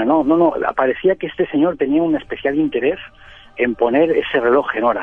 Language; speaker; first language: Spanish; native; Spanish